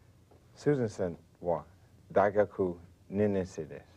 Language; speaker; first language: Japanese; non-native, learner; English